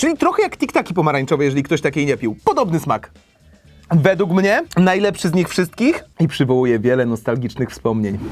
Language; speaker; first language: Polish; native; Polish